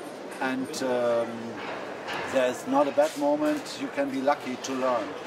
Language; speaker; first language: English; non-native, fluent; German